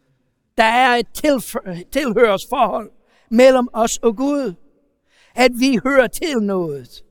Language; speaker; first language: Danish; non-native, fluent; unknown